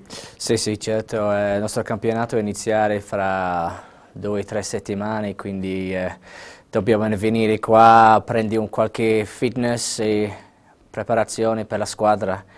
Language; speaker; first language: Italian; non-native, learner; English